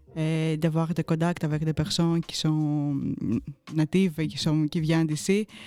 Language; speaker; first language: French; non-native, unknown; Greek